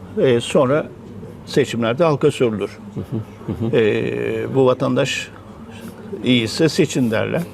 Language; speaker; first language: Turkish; native; Turkish